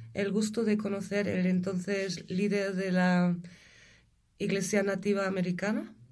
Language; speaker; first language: Spanish; non-native, fluent; German